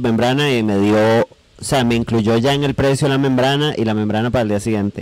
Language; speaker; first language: Spanish; native; Spanish